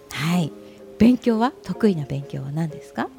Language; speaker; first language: Japanese; native; Japanese